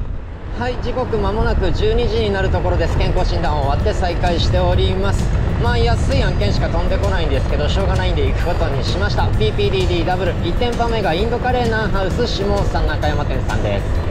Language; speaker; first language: Japanese; native; Japanese